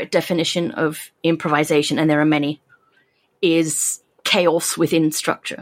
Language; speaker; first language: English; native; English